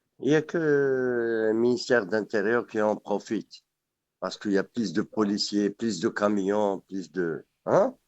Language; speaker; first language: French; non-native, local second language; Arabic